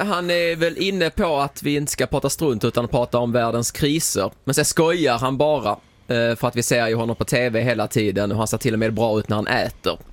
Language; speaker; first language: Swedish; native; Swedish